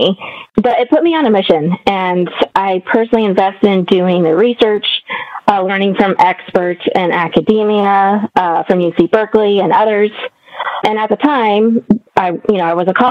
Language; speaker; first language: English; native; English